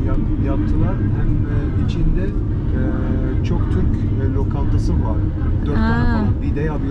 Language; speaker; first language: Turkish; non-native, learner; Arabic